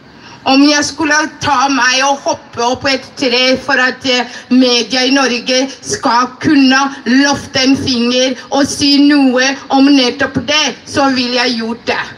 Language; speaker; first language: Norwegian; non-native, fluent; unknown